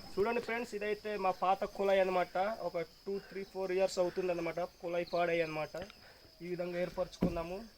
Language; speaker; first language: Telugu; non-native, local second language; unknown